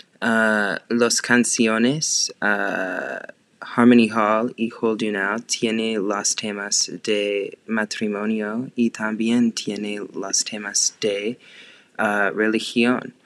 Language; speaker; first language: Spanish; non-native, learner; English